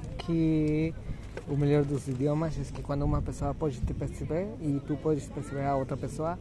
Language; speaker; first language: Portuguese; non-native, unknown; Spanish